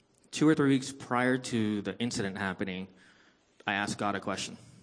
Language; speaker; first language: English; early bilingual, other home language; Persian